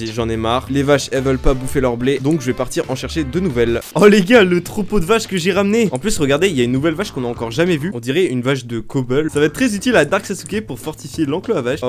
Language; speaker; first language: French; native; French